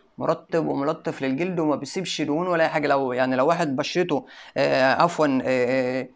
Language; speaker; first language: Arabic; native; Arabic